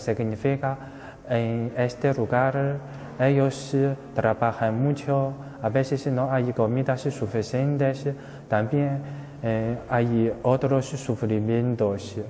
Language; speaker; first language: Spanish; non-native, fluent; Chinese